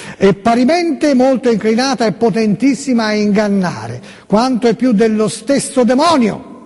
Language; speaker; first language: Italian; native; Italian